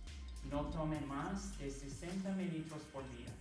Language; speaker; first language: Spanish; non-native, learner; English